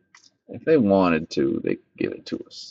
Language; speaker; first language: English; native; English